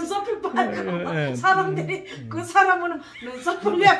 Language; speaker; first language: Korean; native; Korean